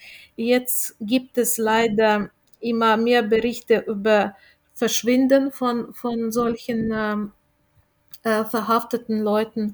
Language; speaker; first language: German; non-native, fluent; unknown